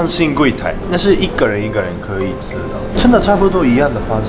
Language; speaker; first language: Chinese; non-native, fluent; Japanese